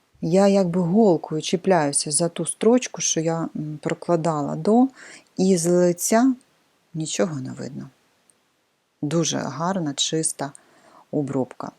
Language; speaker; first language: Ukrainian; non-native, local second language; Russian